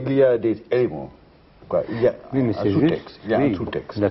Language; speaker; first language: French; non-native, fluent; English